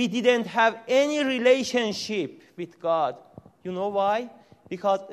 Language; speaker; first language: English; non-native, learner; Persian